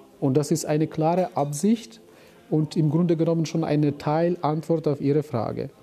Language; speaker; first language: German; non-native, fluent; Ukrainian